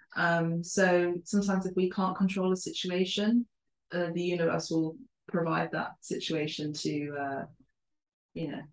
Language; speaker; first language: English; early bilingual, other home language; Spanish